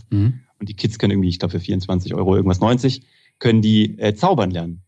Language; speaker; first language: German; native; German